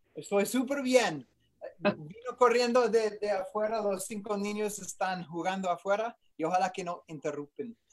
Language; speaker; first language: Spanish; non-native, learner; English